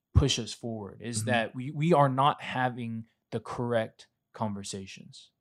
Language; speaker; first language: English; native; English